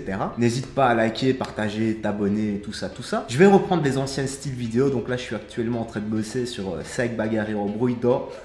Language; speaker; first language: French; native; French